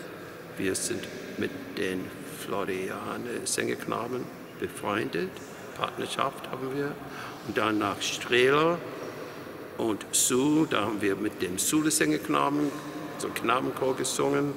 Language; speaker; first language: German; non-native, fluent; English